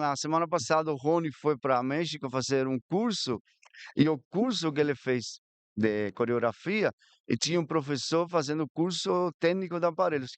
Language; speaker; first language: Portuguese; non-native, fluent; Spanish